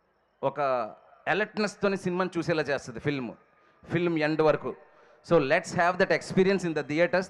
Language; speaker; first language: Telugu; native; Telugu